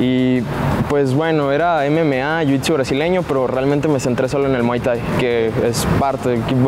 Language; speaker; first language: Spanish; native; Spanish